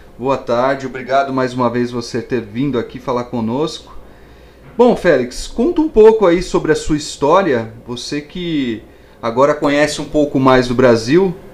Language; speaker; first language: Portuguese; native; Portuguese